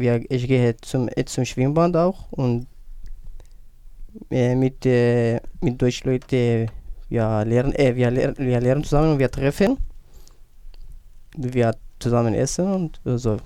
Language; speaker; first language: German; non-native, learner; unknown